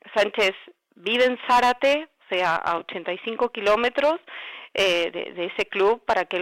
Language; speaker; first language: Spanish; native; Spanish